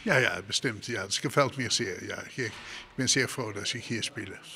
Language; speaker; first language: German; non-native, fluent; Dutch